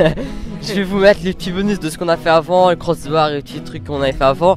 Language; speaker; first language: French; native; French